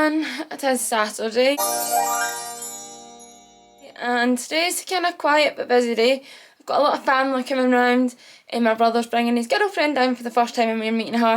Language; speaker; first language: English; native; English